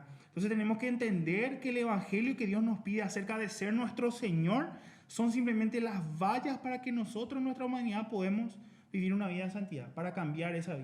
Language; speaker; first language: Spanish; native; Spanish